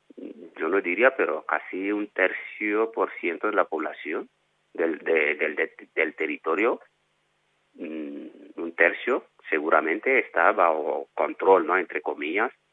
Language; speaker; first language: Spanish; non-native, fluent; French